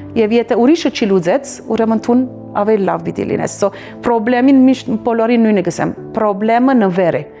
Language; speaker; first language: Armenian; early bilingual, heritage; Armenian